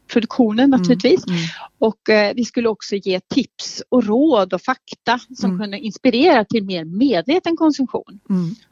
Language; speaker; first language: Swedish; native; Swedish